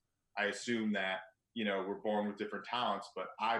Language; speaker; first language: English; native; English